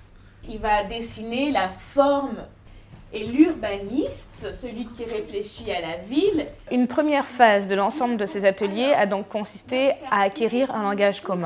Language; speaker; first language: French; native; French